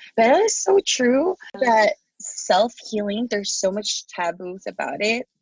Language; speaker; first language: English; non-native, local second language; Filipino